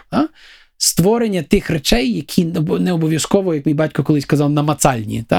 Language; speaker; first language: Ukrainian; early bilingual, heritage; Ukrainian